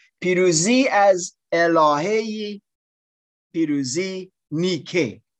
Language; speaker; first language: Persian; non-native, learner; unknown